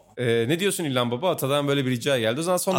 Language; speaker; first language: Turkish; native; Turkish